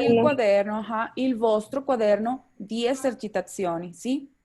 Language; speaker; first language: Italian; non-native, fluent; Spanish